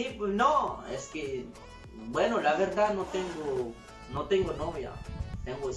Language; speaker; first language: Spanish; non-native, learner; Haitian Creole